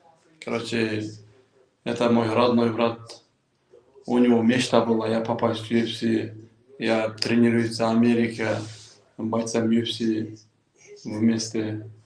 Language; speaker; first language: Russian; non-native, local second language; Kyrgyz